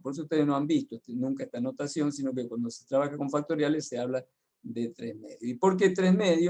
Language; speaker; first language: Spanish; native; Spanish